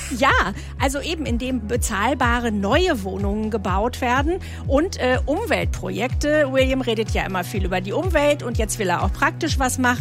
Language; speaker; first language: German; native; German